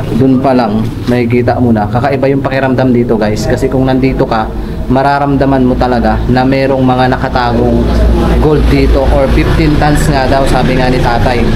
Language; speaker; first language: Filipino; native; Filipino